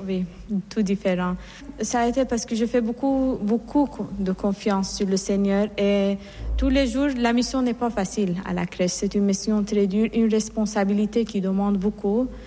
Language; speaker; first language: French; non-native, fluent; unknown